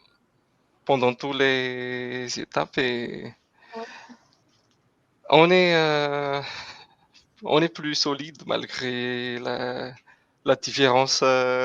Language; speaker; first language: French; non-native, local second language; Malagasy